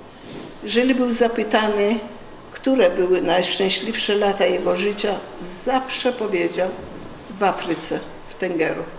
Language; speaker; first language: Polish; early bilingual, heritage; Polish